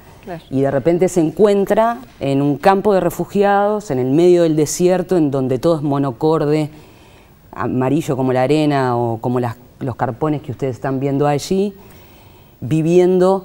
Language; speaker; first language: Spanish; native; Spanish